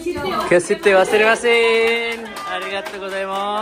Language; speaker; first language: Japanese; non-native, learner; Nepali